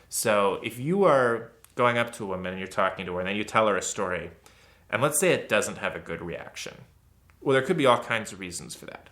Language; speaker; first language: English; native; English